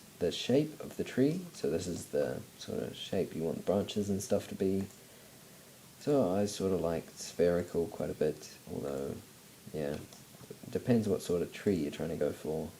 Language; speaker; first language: English; native; English